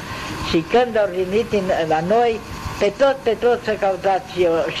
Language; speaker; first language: Romanian; non-native, local second language; German